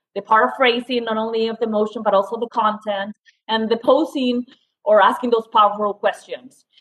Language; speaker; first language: English; non-native, fluent; Spanish